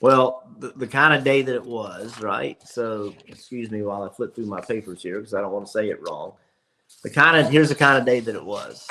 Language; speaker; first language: English; native; English